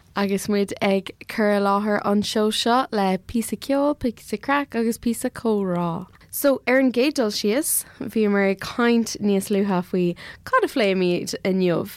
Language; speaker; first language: Irish; non-native, local second language; English